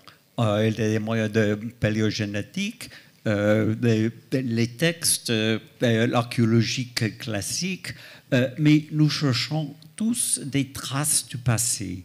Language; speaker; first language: French; non-native, fluent; English